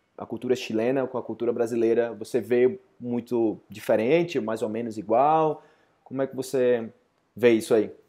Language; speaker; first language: Portuguese; native; Portuguese